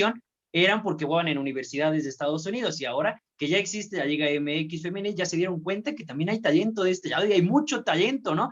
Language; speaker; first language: Spanish; native; Spanish